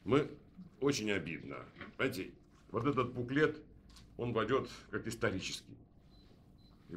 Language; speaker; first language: Russian; native; Russian